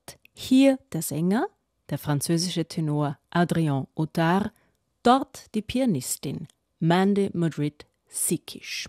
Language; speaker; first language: German; native; German